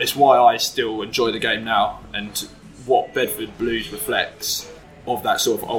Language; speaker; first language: English; native; English